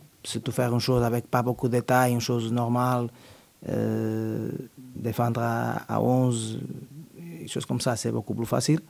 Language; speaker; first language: French; non-native, learner; Portuguese